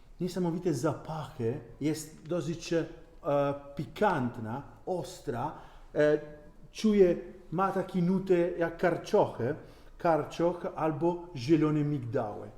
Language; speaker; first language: Polish; non-native, learner; Italian